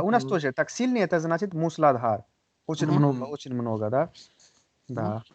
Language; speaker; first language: Russian; non-native, learner; Hindi